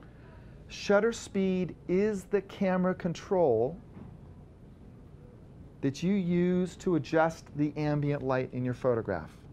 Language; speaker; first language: English; native; English